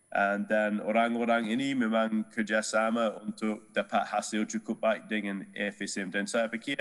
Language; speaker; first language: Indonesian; non-native, fluent; English